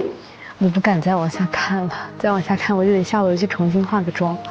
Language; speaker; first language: Chinese; native; Chinese